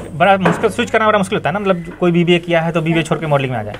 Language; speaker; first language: Hindi; native; Hindi